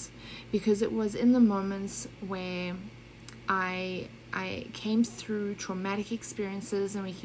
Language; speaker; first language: English; native; English